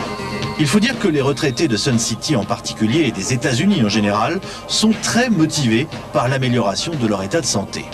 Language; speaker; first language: French; native; French